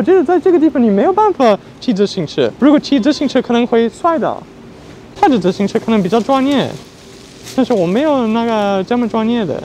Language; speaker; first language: Chinese; non-native, fluent; English